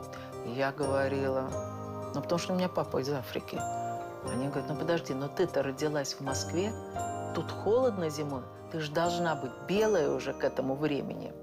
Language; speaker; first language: Russian; native; Russian